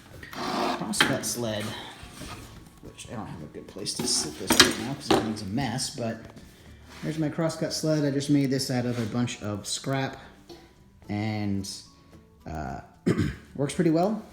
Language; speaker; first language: English; native; English